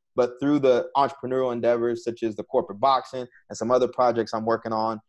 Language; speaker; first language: English; native; English